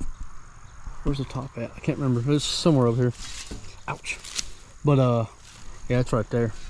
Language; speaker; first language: English; native; English